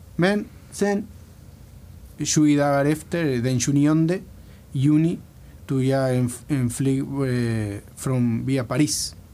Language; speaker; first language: Swedish; non-native, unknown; Spanish